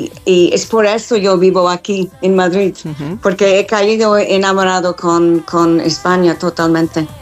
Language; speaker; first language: Spanish; non-native, fluent; English